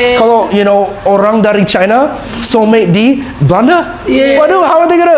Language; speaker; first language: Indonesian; non-native, learner; English